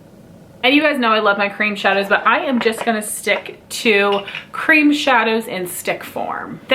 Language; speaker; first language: English; native; English